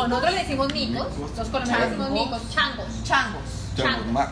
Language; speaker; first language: Spanish; native; Spanish